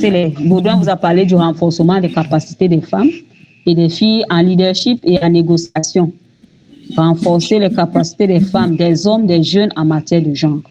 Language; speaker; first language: French; native; French